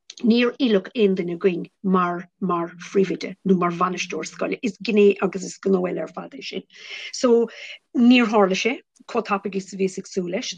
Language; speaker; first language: Irish; non-native, local second language; English